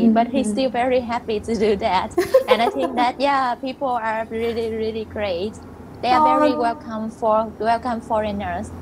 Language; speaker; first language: English; non-native, fluent; Vietnamese